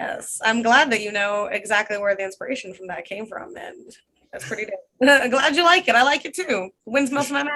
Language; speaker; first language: English; non-native, fluent; Russian